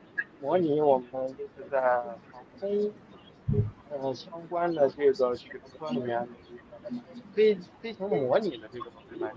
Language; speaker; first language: Chinese; native; Chinese